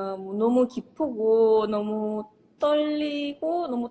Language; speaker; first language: Korean; non-native, fluent; Indonesian